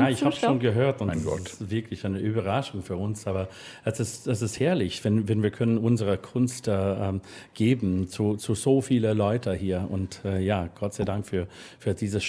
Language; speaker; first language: German; non-native, fluent; English